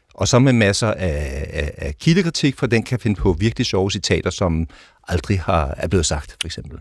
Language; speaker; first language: Danish; native; Danish